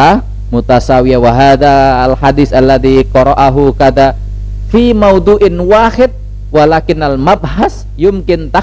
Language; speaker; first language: Arabic; non-native, fluent; Indonesian